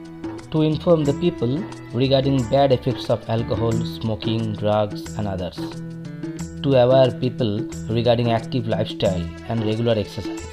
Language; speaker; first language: English; non-native, local second language; Bangla